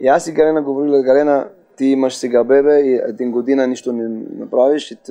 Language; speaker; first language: Bulgarian; non-native, learner; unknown